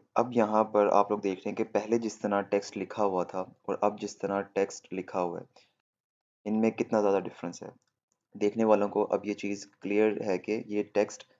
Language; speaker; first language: Hindi; native; Hindi